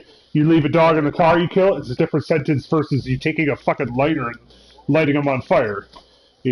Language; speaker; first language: English; native; English